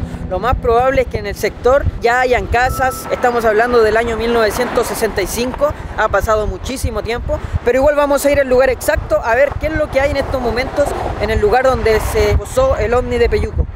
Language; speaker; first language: Spanish; native; Spanish